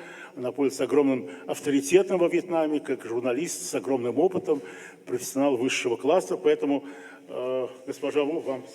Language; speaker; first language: Russian; native; Russian